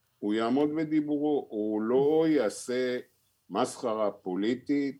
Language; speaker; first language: Hebrew; native; Hebrew